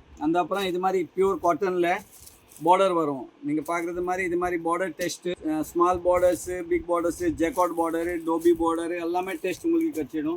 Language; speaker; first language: Tamil; non-native, fluent; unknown